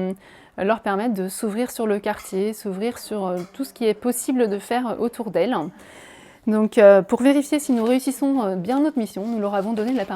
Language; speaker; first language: French; native; French